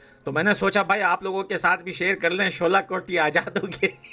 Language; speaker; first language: Hindi; native; Hindi